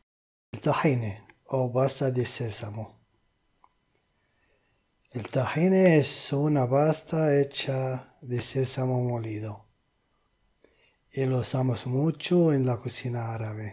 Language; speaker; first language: Spanish; non-native, fluent; Arabic